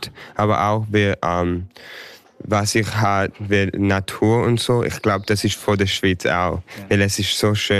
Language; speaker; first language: German; early bilingual, heritage; English